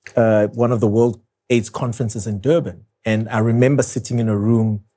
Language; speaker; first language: English; non-native, local second language; Zulu